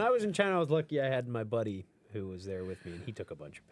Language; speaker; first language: English; native; English